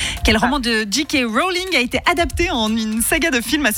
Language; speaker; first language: French; native; French